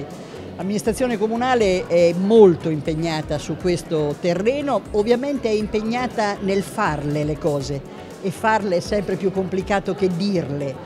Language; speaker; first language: Italian; native; Italian